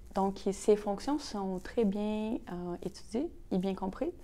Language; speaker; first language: French; non-native, fluent; Portuguese